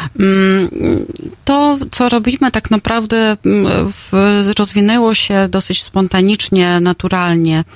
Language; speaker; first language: Polish; non-native, fluent; Russian